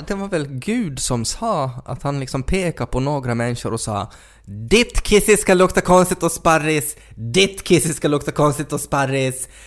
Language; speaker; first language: Swedish; native; Swedish